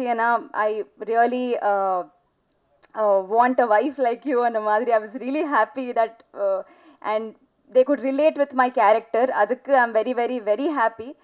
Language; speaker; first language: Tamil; non-native, local second language; Telugu